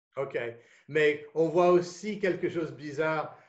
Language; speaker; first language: French; non-native, fluent; English